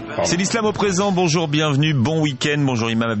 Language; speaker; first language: French; native; French